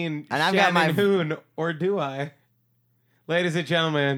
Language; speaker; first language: English; native; English